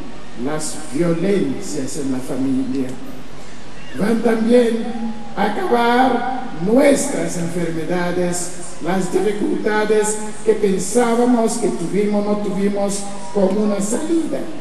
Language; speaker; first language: Spanish; non-native, fluent; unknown